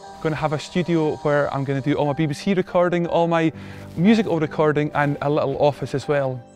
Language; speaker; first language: English; native; English